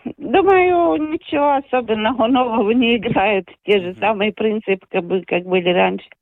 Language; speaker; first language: Russian; non-native, local second language; Latvian